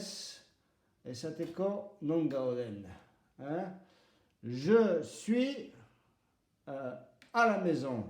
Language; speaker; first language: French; non-native, fluent; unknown